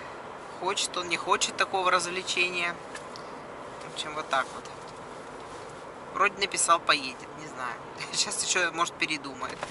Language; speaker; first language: Russian; native; Russian